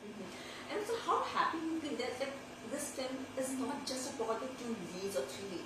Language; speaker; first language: English; non-native, local second language; Hindi